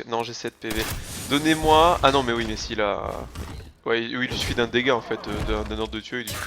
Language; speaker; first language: French; native; French